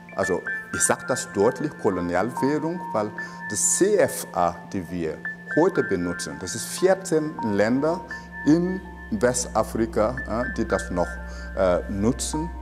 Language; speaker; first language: German; non-native, fluent; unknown